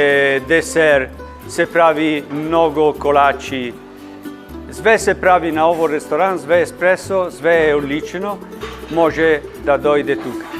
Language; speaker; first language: Macedonian; non-native, learner; Italian